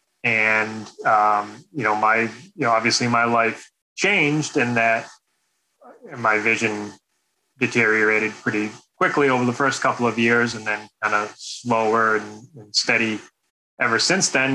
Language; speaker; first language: English; native; English